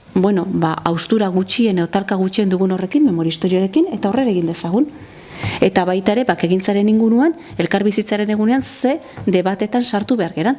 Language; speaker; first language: Basque; native; Basque